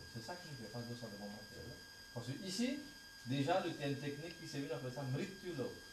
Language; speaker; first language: French; non-native, local second language; Morisyen